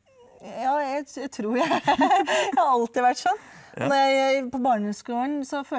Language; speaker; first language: Norwegian; native; Norwegian